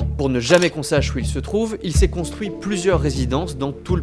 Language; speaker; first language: French; native; French